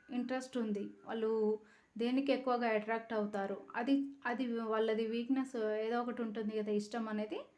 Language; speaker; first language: Telugu; native; Telugu